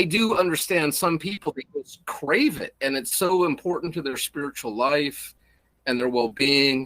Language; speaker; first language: English; native; English